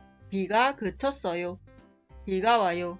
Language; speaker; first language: Korean; non-native, fluent; Spanish